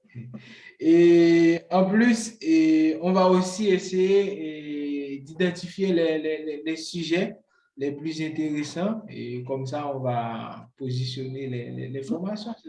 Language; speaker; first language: French; non-native, local second language; Haitian Creole